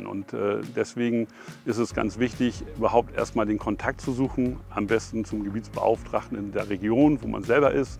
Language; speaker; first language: German; native; German